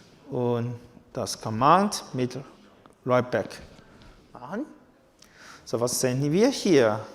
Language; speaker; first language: German; non-native, learner; Chinese